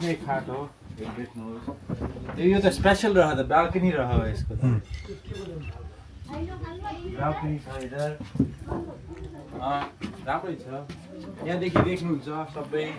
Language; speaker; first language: Nepali; non-native, learner; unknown